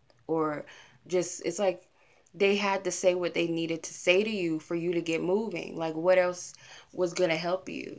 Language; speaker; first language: English; native; English